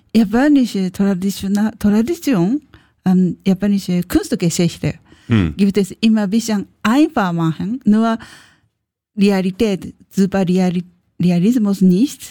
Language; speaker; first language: German; non-native, learner; Japanese